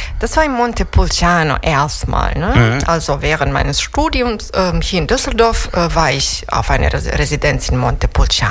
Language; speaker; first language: German; non-native, fluent; Serbian